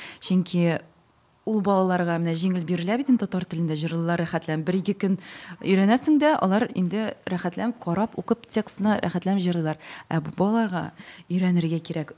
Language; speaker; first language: Tatar; native; Tatar